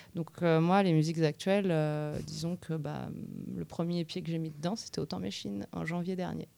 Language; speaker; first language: French; native; French